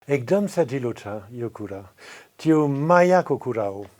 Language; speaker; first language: Nepali; non-native, fluent; French